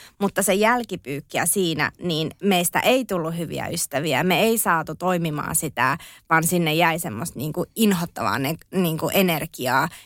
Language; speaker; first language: Finnish; native; Finnish